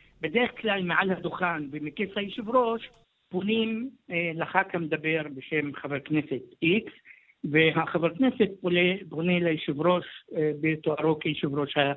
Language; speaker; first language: Hebrew; non-native, local second language; Arabic